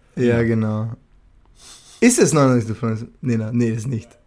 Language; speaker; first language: German; native; German